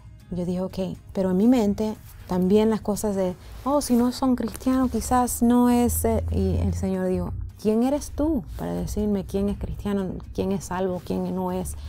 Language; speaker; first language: Spanish; early bilingual, other home language; English